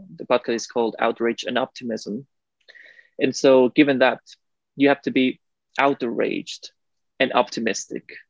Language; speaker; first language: English; non-native, fluent; Spanish